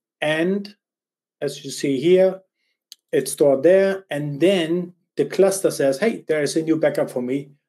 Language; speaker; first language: English; non-native, fluent; German